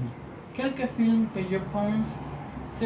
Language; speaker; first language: French; non-native, learner; Spanish